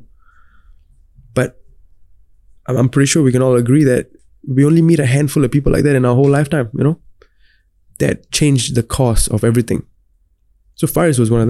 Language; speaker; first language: English; non-native, local second language; Tamil